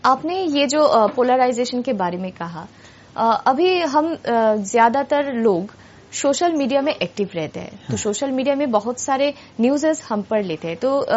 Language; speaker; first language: Hindi; non-native, local second language; Bangla